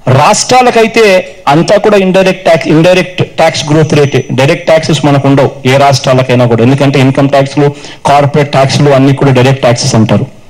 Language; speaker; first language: Telugu; native; Telugu